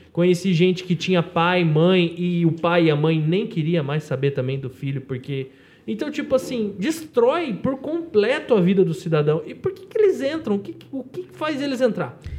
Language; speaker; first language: Portuguese; native; Portuguese